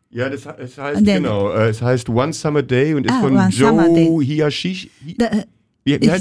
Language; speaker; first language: German; native; German